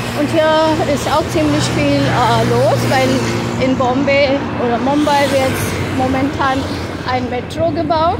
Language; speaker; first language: German; non-native, fluent; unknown